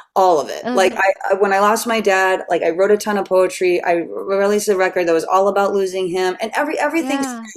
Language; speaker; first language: English; native; English